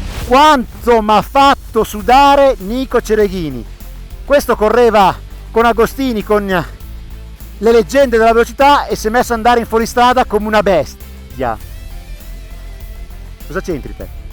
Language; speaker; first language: Italian; native; Italian